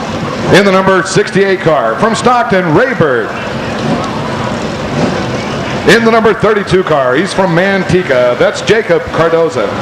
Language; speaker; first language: English; native; English